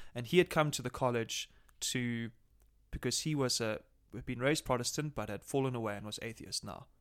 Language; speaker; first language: English; native; English